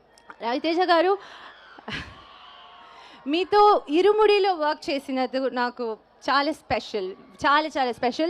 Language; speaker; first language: Telugu; non-native, learner; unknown